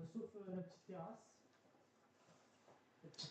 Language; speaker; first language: French; native; French